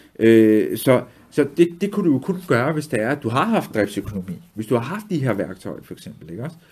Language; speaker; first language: Danish; early bilingual, other home language; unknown